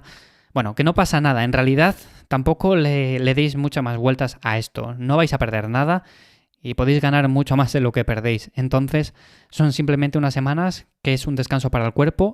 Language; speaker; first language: Spanish; native; Spanish